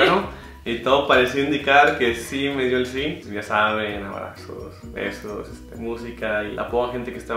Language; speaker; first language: Spanish; native; Spanish